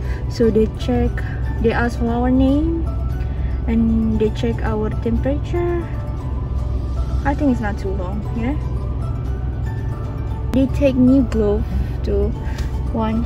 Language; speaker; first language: English; non-native, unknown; Indonesian